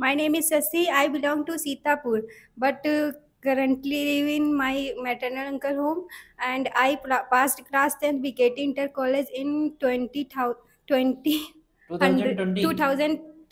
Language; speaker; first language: English; non-native, learner; Hindi